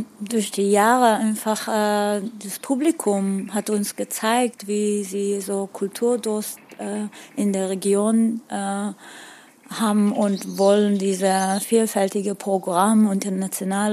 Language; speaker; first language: German; non-native, fluent; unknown